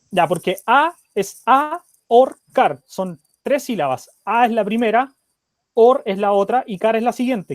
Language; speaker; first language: Spanish; native; Spanish